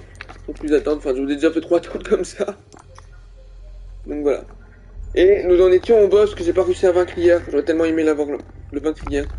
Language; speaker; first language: French; native; French